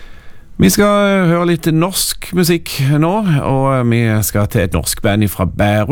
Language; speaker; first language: Norwegian; native; Norwegian